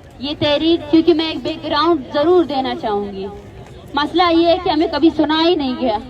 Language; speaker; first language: Urdu; non-native, local second language; Baluchi